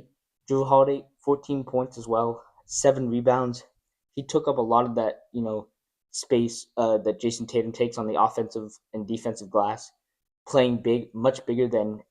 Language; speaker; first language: English; native; English